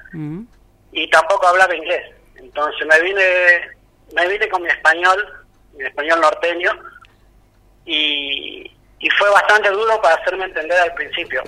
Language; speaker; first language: Spanish; native; Spanish